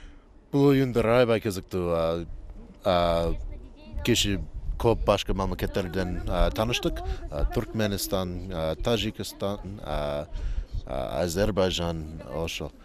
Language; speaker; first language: Kyrgyz; non-native, learner; English